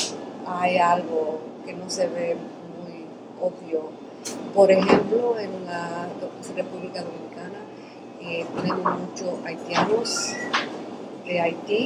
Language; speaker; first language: Spanish; early bilingual, other home language; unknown